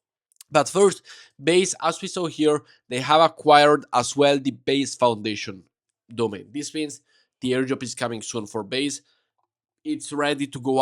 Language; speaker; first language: English; non-native, fluent; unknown